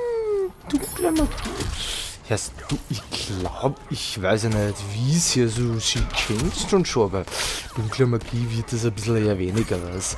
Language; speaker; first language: German; native; German